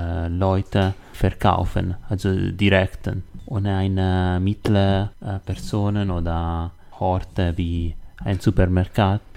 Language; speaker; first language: German; non-native, learner; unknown